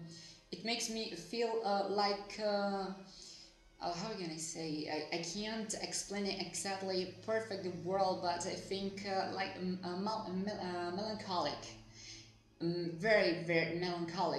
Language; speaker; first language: English; non-native, fluent; Portuguese